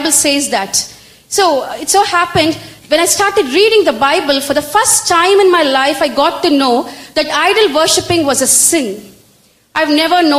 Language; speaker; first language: English; non-native, local second language; Tamil